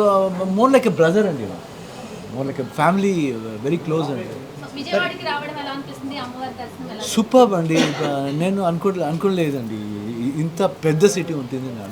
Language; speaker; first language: Telugu; non-native, learner; Kannada